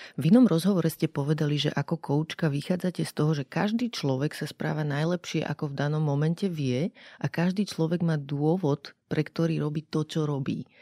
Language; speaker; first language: Slovak; native; Slovak